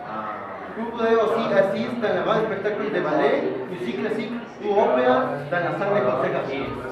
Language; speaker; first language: French; non-native, learner; Spanish